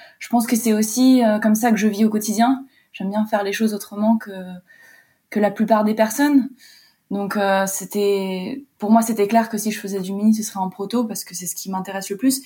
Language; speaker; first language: French; early bilingual, heritage; French